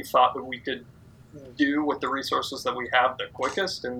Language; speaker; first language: English; native; English